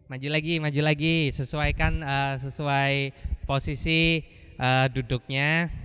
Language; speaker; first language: Indonesian; native; Indonesian